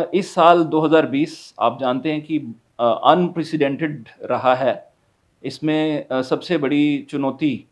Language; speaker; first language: Hindi; native; Hindi